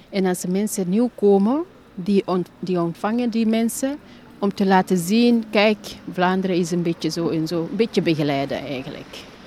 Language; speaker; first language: Dutch; non-native, fluent; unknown